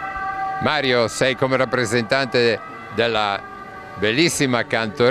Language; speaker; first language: Italian; native; Italian